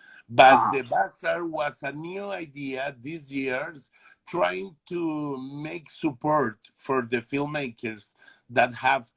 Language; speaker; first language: English; non-native, learner; Spanish